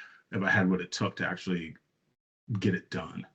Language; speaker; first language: English; native; English